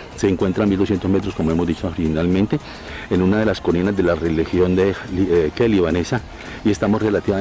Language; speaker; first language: Spanish; native; Spanish